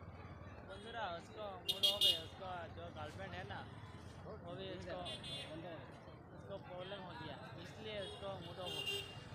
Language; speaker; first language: Hindi; non-native, local second language; Bangla